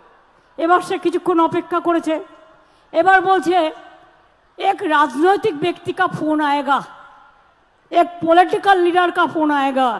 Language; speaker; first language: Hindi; non-native, local second language; Bangla